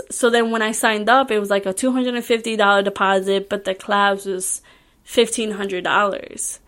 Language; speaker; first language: English; early bilingual, other home language; Spanish